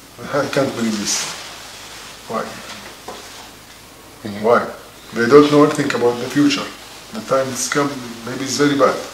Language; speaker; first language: English; non-native, learner; Arabic